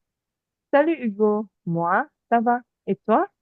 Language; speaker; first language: French; non-native, learner; Indonesian